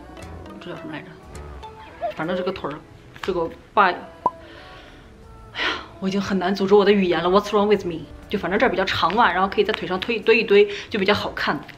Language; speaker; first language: Chinese; native; Chinese